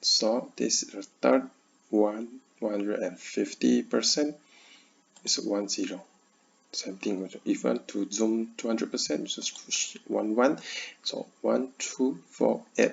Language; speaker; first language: English; non-native, learner; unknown